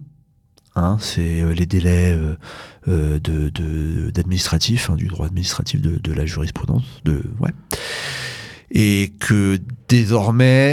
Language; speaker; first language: French; native; French